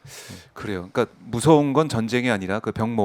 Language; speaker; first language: Korean; native; Korean